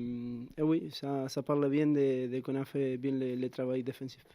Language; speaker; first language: French; non-native, fluent; Spanish